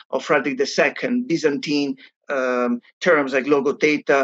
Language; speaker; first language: English; non-native, fluent; Italian